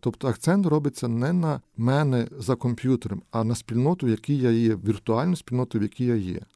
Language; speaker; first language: Ukrainian; native; Ukrainian